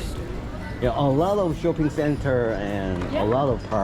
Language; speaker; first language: English; non-native, learner; Korean